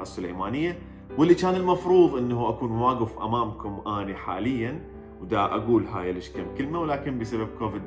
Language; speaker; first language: Arabic; native; Arabic